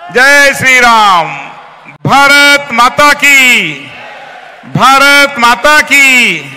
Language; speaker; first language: Hindi; non-native, local second language; Marathi